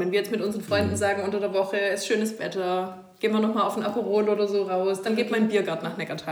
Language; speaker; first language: German; native; German